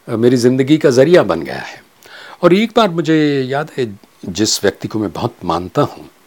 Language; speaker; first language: Hindi; non-native, local second language; Kachhi